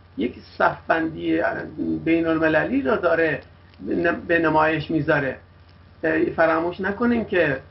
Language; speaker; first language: Persian; non-native, local second language; Kurdish